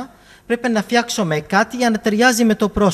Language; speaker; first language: Greek; non-native, fluent; Arabic